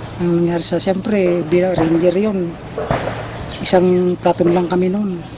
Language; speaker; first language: Filipino; non-native, local second language; Iloko